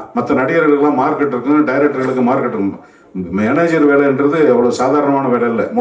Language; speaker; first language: Tamil; native; Tamil